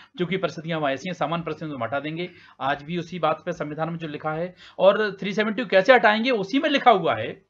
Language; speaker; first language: Hindi; native; Hindi